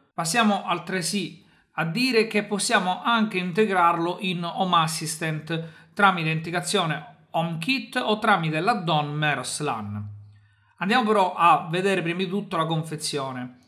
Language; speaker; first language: Italian; native; Italian